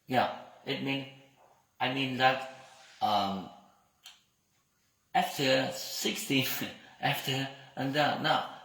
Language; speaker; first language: English; non-native, learner; Vietnamese